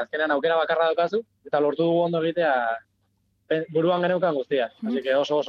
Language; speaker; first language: Basque; native; Basque